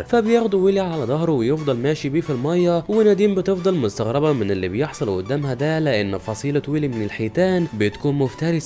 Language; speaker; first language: Arabic; native; Arabic